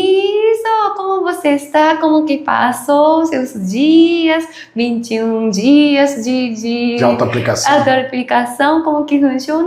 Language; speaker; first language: Portuguese; non-native, learner; Japanese